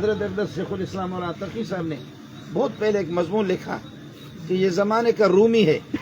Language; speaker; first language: Urdu; non-native, fluent; Baluchi